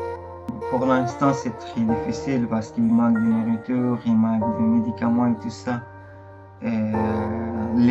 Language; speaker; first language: French; non-native, learner; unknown